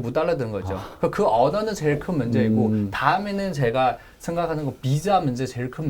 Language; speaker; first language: Korean; non-native, learner; Chinese